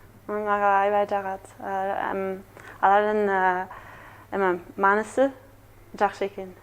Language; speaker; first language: Kyrgyz; non-native, learner; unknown